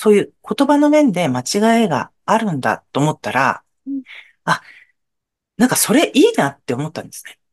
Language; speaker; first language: Japanese; native; Japanese